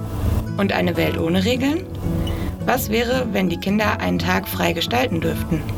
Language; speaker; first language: German; native; German